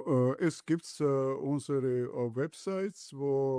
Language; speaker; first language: German; non-native, fluent; Georgian